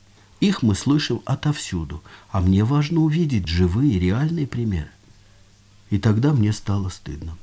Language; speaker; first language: Russian; native; Russian